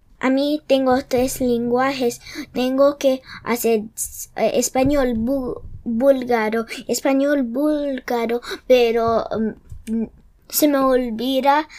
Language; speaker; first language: Spanish; early bilingual, heritage; English